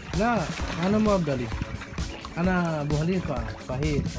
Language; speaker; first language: Arabic; non-native, learner; Filipino